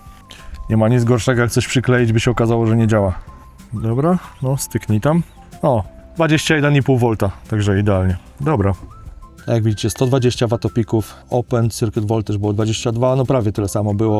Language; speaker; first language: Polish; native; Polish